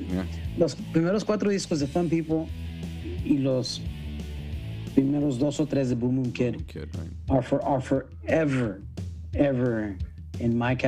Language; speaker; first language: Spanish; early bilingual, heritage; Spanish